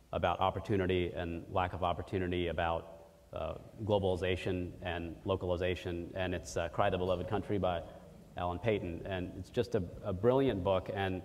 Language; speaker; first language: English; early bilingual, other home language; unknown